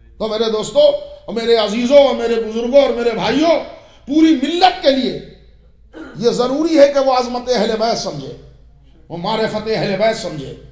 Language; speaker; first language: Urdu; native; Urdu